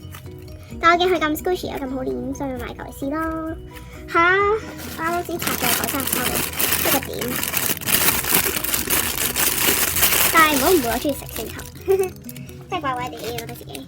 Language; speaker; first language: Cantonese; native; Cantonese